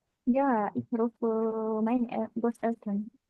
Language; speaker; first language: German; non-native, learner; Indonesian